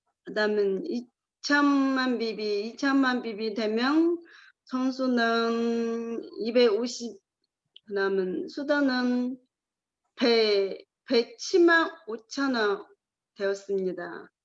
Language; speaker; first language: Korean; non-native, learner; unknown